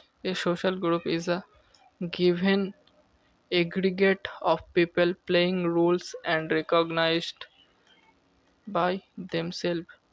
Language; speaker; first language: English; non-native, local second language; Bangla